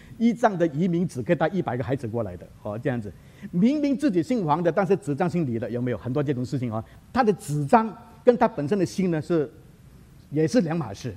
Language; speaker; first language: Chinese; native; Chinese